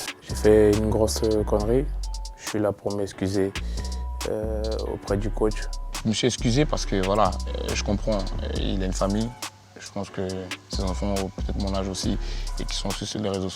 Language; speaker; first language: French; native; French